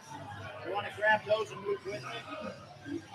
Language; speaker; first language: English; native; English